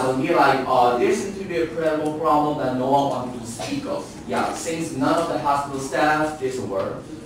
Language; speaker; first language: English; non-native, fluent; Chinese